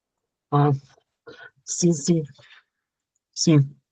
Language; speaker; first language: Portuguese; non-native, learner; Russian